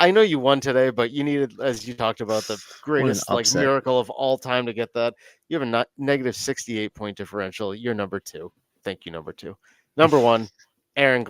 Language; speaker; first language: English; native; English